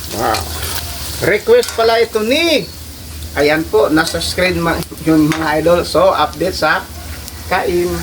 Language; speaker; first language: Filipino; non-native, local second language; Cebuano